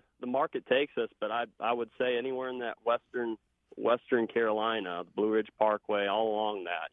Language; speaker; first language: English; native; English